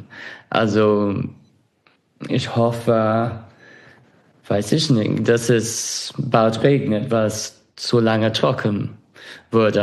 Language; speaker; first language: German; non-native, fluent; English